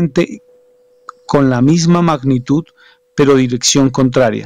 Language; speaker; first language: Spanish; native; Spanish